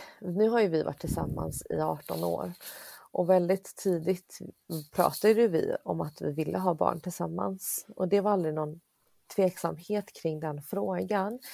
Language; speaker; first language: Swedish; early bilingual, other home language; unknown